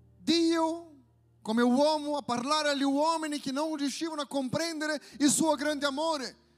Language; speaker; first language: Italian; non-native, fluent; Portuguese